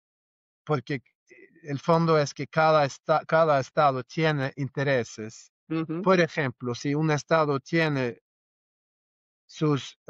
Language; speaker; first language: Spanish; non-native, fluent; Norwegian